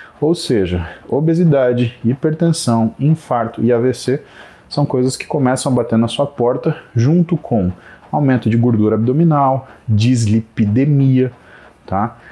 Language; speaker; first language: Portuguese; native; Portuguese